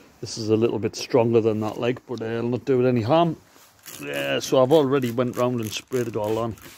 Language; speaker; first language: English; native; English